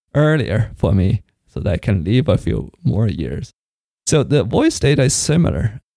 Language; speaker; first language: English; non-native, fluent; Chinese